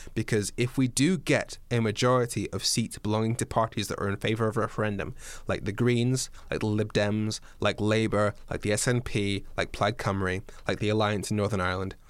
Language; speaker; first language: English; native; English